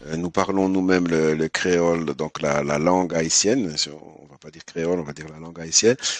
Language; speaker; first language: French; early bilingual, other home language; Haitian Creole